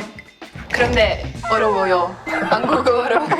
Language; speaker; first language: Korean; non-native, learner; Italian